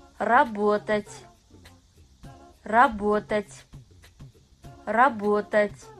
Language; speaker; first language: Russian; non-native, fluent; Kazakh